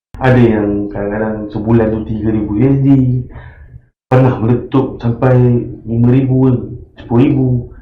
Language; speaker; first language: Malay; native; Malay